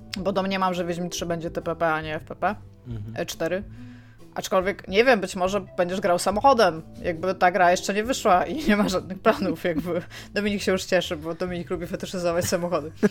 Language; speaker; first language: Polish; native; Polish